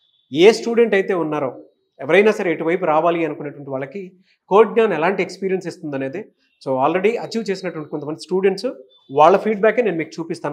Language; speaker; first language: Telugu; native; Telugu